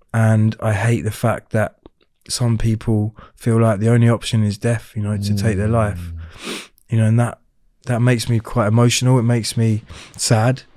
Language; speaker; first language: English; native; English